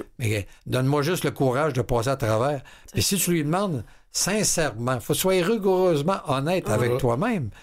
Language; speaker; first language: French; native; French